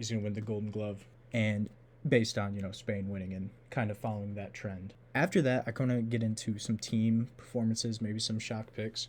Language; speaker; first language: English; native; English